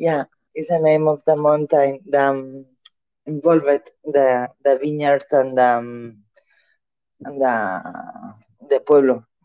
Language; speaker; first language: English; non-native, learner; Catalan